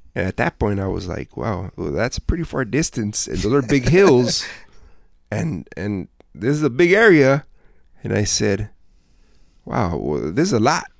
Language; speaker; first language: English; native; English